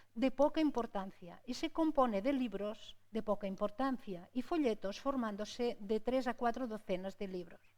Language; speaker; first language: Spanish; non-native, local second language; Catalan